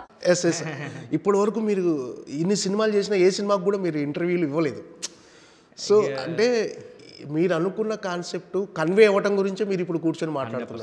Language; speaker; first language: Telugu; native; Telugu